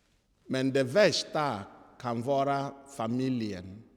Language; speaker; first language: Swedish; non-native, fluent; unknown